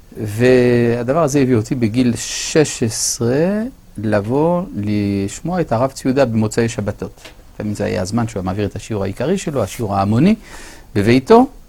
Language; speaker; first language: Hebrew; non-native, fluent; French